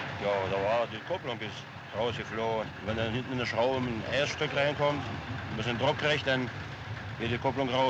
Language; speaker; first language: German; non-native, fluent; Polish